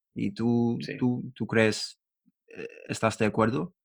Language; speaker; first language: Spanish; non-native, learner; English